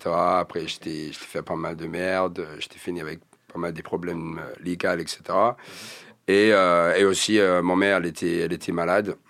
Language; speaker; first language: French; non-native, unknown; English